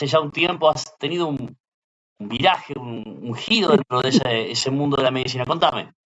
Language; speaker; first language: Spanish; native; Spanish